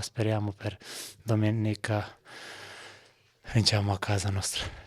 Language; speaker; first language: Italian; non-native, learner; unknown